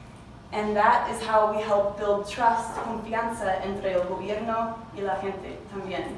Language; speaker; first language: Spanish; non-native, learner; English